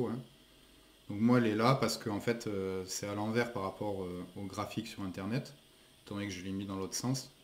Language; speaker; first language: French; native; French